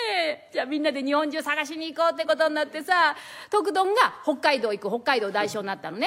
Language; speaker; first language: Japanese; native; Japanese